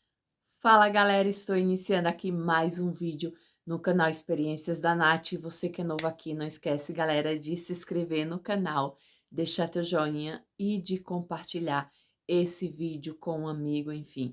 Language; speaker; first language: Portuguese; native; Portuguese